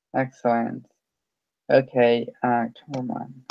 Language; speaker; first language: English; non-native, fluent; Spanish